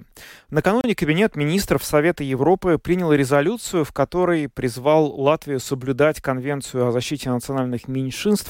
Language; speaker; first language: Russian; native; Russian